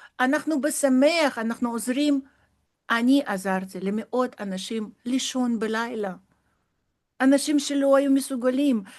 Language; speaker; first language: Hebrew; non-native, fluent; Russian